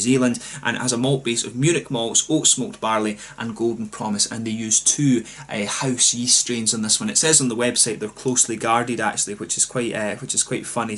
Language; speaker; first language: English; native; English